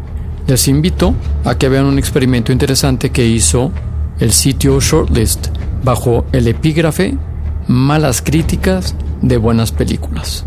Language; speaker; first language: Spanish; native; Spanish